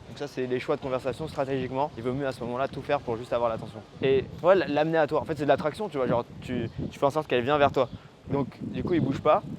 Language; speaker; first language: French; native; French